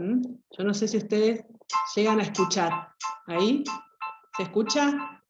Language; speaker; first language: Spanish; native; Spanish